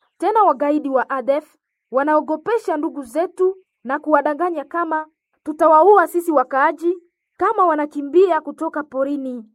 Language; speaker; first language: Swahili; non-native, local second language; Nande